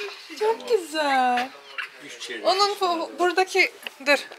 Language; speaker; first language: Turkish; non-native, fluent; Bosnian